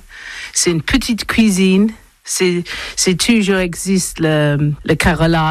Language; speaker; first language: French; non-native, learner; English